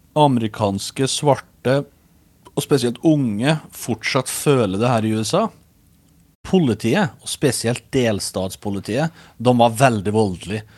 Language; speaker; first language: Norwegian; native; Norwegian